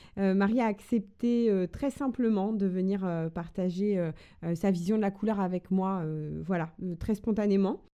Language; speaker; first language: French; native; French